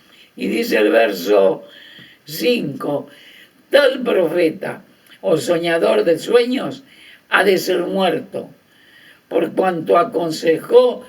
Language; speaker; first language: Spanish; native; Spanish